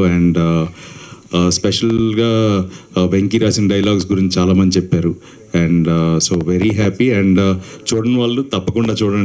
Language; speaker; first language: Telugu; native; Telugu